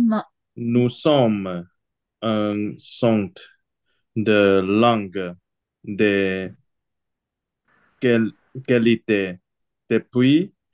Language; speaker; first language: French; non-native, learner; Chinese